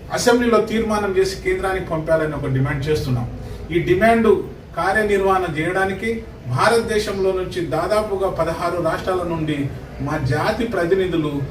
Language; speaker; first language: Telugu; non-native, local second language; Lambadi